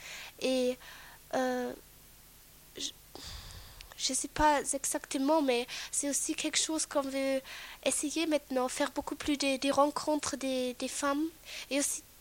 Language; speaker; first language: French; non-native, fluent; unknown